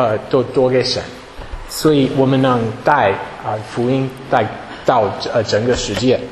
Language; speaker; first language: Chinese; non-native, fluent; English